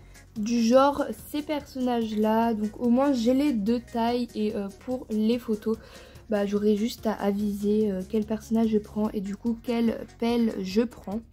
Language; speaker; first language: French; native; French